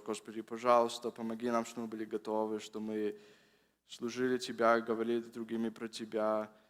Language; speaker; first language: Russian; early bilingual, heritage; Russian